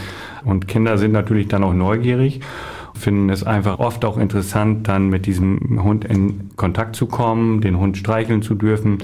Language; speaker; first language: German; native; German